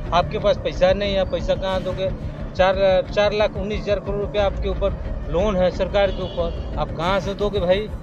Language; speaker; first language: Hindi; native; Hindi